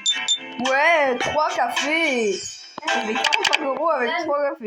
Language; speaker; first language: French; native; French